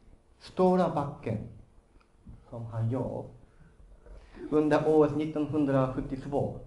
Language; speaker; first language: Swedish; non-native, fluent; Japanese